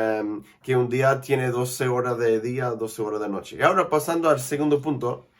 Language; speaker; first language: Spanish; non-native, fluent; English